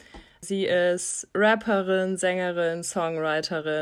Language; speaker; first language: German; native; German